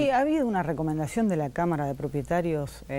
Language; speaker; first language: Spanish; native; Spanish